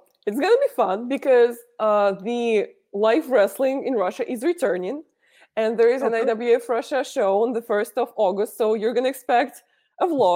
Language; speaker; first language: English; non-native, fluent; Russian